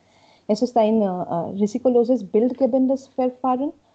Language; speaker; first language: German; non-native, learner; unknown